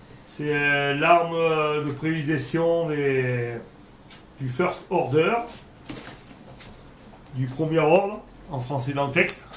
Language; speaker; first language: French; native; French